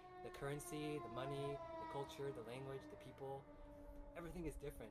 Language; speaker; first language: English; early bilingual, other home language; Chinese